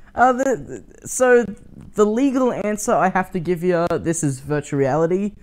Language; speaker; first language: English; native; English